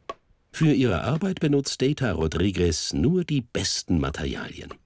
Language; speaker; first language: German; native; German